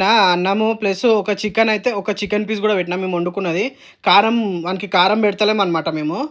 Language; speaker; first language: Telugu; native; Telugu